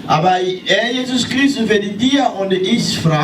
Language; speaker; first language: German; non-native, learner; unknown